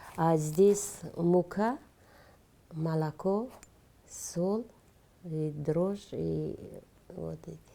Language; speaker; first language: Russian; non-native, learner; Tajik